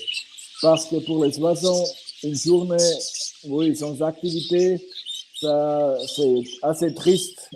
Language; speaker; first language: French; non-native, fluent; Swiss German